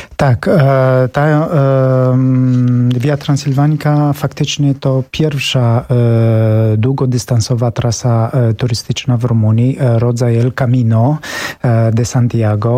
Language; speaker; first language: Polish; non-native, fluent; Romanian